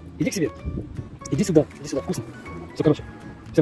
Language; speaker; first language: Russian; native; Russian